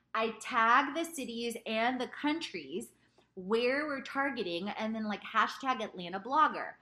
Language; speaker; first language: English; native; English